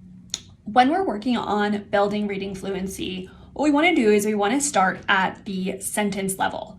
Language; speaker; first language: English; native; English